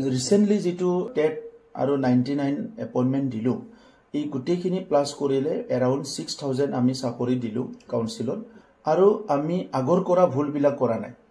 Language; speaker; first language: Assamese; non-native, local second language; Bodo